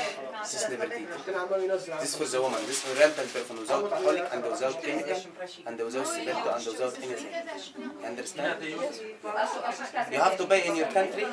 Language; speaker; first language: English; non-native, learner; Arabic